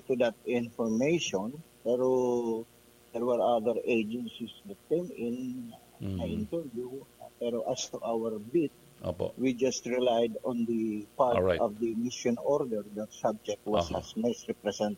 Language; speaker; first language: English; non-native, local second language; Bikol